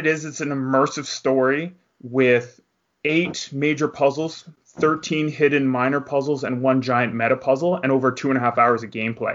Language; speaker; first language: English; native; English